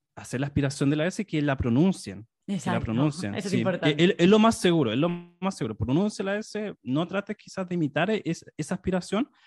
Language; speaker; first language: Spanish; native; Spanish